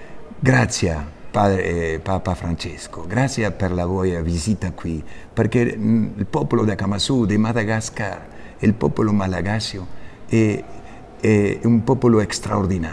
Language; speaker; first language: Italian; non-native, fluent; Spanish